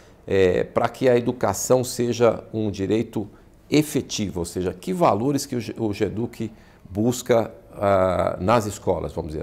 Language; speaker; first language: Portuguese; native; Portuguese